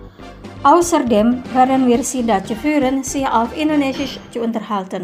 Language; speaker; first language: German; non-native, fluent; Indonesian